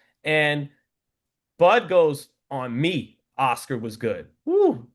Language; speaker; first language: English; native; English